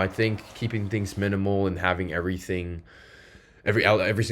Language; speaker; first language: English; native; English